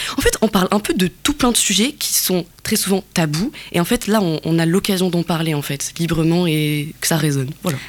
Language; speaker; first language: French; non-native, local second language; Kabyle